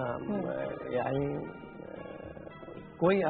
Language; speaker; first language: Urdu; non-native, learner; Arabic